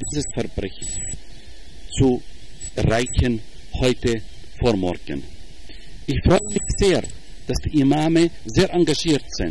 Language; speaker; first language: German; non-native, fluent; Arabic